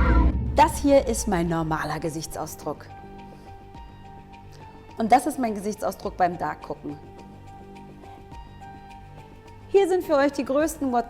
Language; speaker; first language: German; native; German